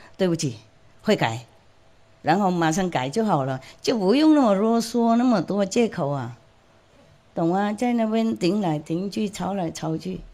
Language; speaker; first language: Chinese; non-native, fluent; Vietnamese